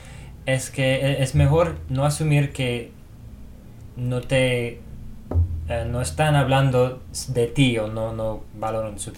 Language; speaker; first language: Spanish; non-native, fluent; English